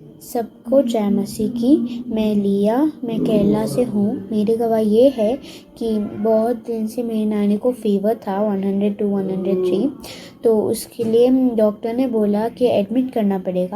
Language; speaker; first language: Hindi; non-native, local second language; Malayalam